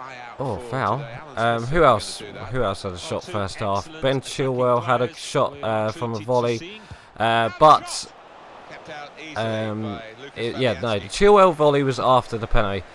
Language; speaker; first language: English; native; English